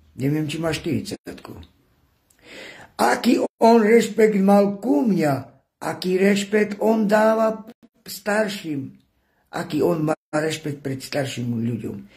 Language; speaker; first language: Slovak; non-native, local second language; Romany